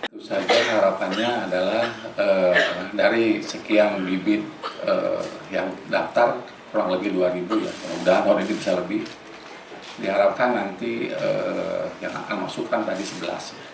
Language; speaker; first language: Indonesian; native; Indonesian